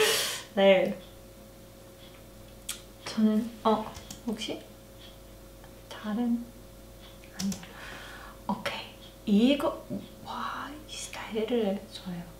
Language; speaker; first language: Korean; non-native, learner; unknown